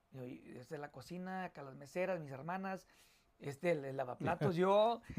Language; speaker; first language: Spanish; early bilingual, heritage; Spanish